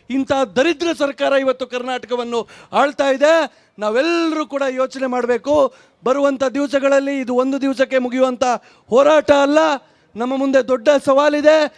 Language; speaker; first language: Kannada; native; Kannada